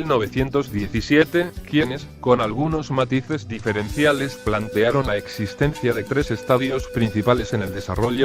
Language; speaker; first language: Spanish; native; Spanish